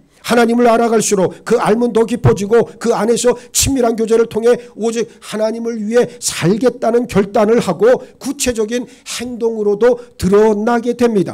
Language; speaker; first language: Korean; native; Korean